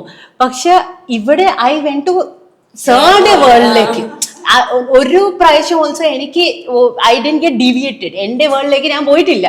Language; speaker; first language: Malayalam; non-native, local second language; Telugu